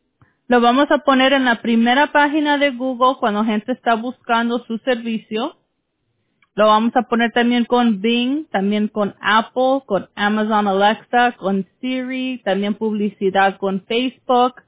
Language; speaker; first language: Spanish; early bilingual, heritage; English